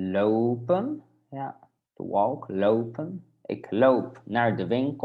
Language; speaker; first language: Dutch; non-native, fluent; Polish